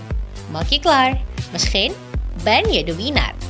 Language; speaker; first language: Dutch; non-native, fluent; Indonesian